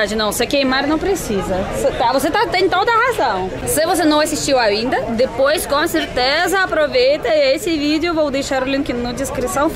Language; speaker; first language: Portuguese; non-native, fluent; Russian